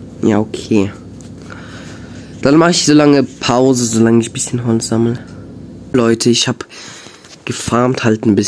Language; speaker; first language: German; early bilingual, other home language; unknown